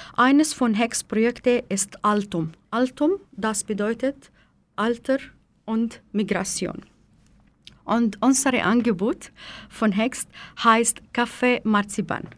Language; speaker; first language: German; non-native, fluent; Arabic